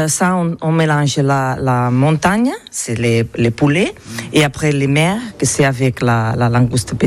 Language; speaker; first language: French; non-native, learner; Catalan